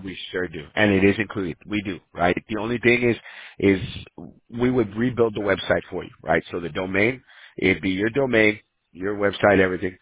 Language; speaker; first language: English; native; English